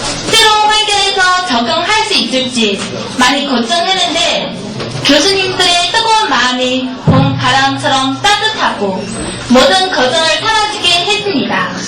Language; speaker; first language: Korean; non-native, learner; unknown